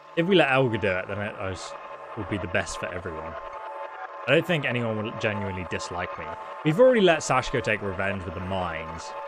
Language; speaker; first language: English; native; English